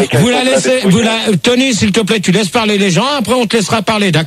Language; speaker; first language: French; native; French